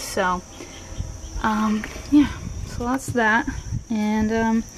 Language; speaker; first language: English; native; English